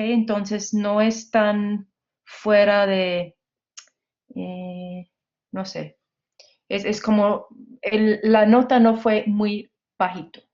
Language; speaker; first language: Spanish; non-native, fluent; English